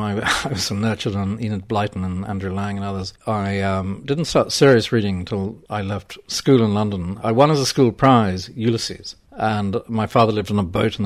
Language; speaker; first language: English; native; English